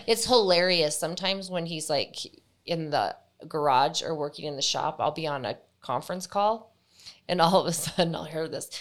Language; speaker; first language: English; native; English